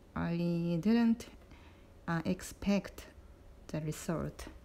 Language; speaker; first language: English; non-native, learner; Japanese